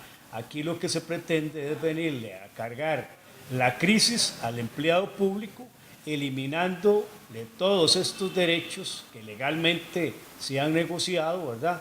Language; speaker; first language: Spanish; native; Spanish